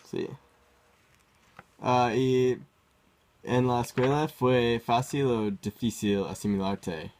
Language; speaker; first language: Spanish; non-native, learner; English